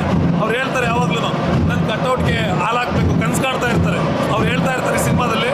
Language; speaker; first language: Kannada; native; Kannada